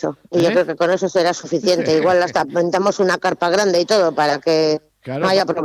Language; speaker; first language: Spanish; native; Spanish